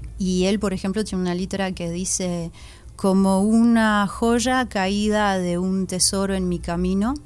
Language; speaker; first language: Spanish; early bilingual, heritage; Spanish